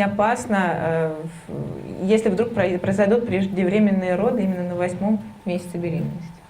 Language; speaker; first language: Russian; native; Russian